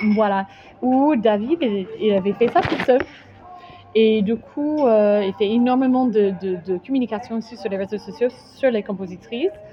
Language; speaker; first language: French; non-native, fluent; English